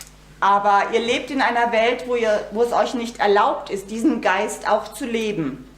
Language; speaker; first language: German; native; German